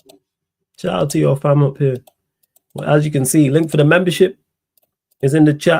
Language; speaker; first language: English; native; English